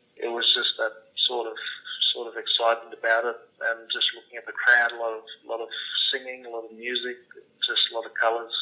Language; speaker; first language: English; early bilingual, other home language; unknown